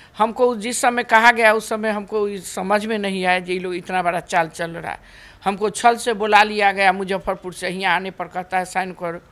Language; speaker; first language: Hindi; native; Hindi